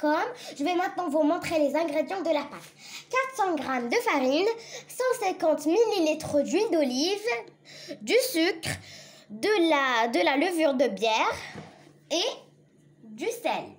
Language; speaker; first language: French; non-native, local second language; Arabic